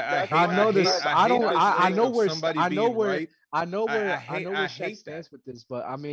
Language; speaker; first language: English; native; English